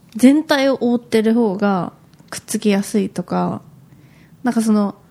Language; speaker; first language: Japanese; native; Japanese